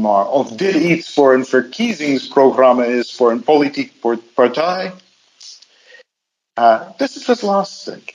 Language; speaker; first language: Dutch; non-native, fluent; English